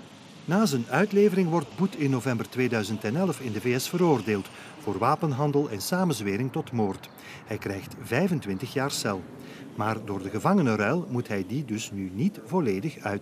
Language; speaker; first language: Dutch; native; Dutch